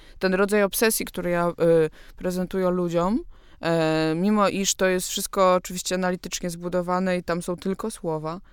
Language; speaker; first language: Polish; native; Polish